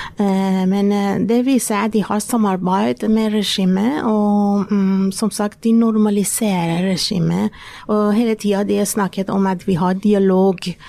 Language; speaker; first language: Norwegian; non-native, fluent; Persian